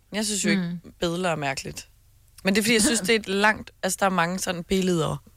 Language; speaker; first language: Danish; native; Danish